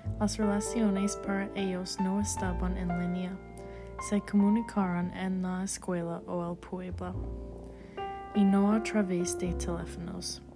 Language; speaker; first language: Spanish; non-native, learner; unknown